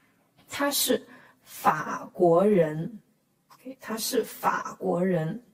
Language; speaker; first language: Chinese; non-native, fluent; Khmer